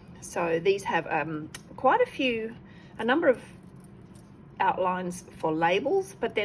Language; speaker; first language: English; native; English